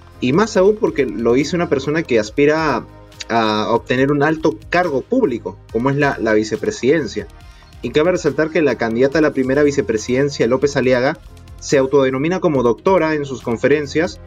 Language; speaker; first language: Spanish; native; Spanish